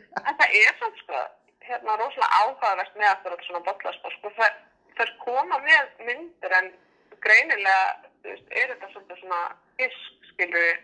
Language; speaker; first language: Icelandic; non-native, fluent; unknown